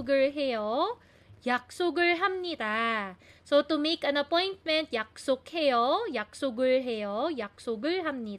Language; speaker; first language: Korean; non-native, fluent; Filipino